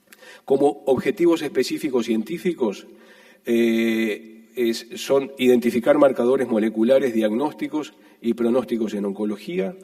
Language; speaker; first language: Spanish; native; Spanish